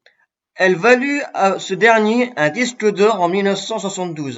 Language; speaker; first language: French; native; French